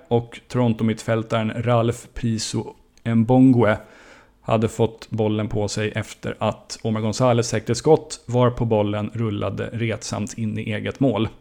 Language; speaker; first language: Swedish; native; Swedish